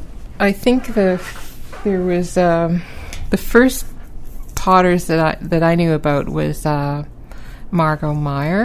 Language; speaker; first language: English; native; English